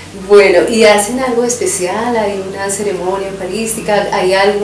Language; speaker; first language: Spanish; native; Spanish